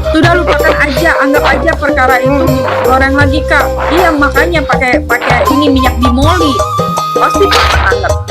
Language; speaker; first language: Indonesian; native; Indonesian